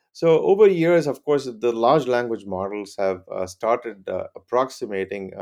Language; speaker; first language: English; non-native, local second language; Tamil